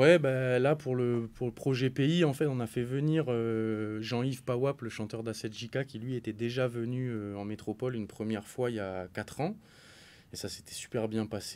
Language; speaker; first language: French; native; French